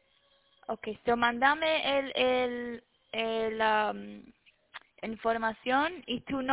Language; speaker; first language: Spanish; early bilingual, heritage; Spanish